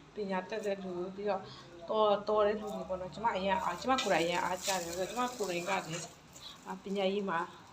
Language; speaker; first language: Burmese; non-native, local second language; S'gaw Karen